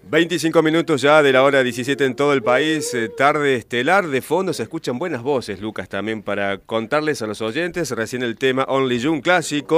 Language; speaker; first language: Spanish; native; Spanish